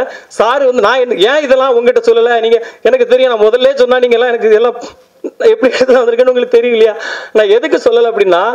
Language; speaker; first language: Tamil; native; Tamil